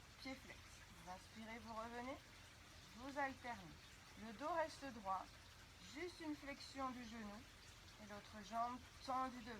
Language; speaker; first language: French; native; French